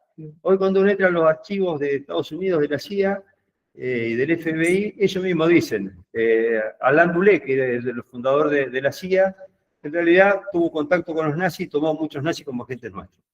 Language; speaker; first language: Spanish; native; Spanish